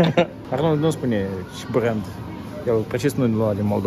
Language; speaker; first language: Romanian; native; Romanian